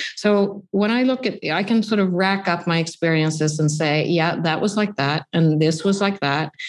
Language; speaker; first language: English; non-native, fluent; Swedish